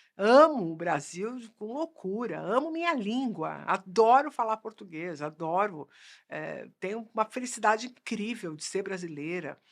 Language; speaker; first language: Portuguese; native; Portuguese